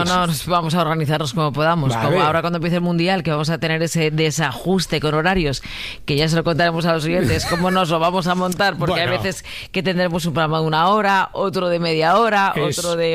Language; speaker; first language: Spanish; native; Spanish